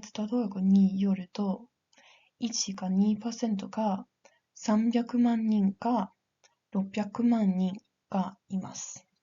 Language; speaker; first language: Japanese; non-native, learner; English